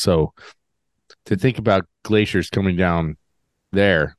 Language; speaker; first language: English; native; English